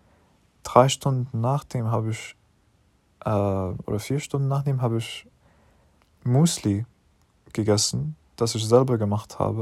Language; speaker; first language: German; non-native, learner; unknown